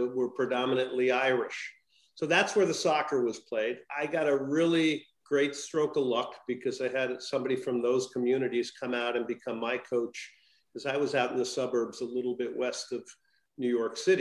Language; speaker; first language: English; native; English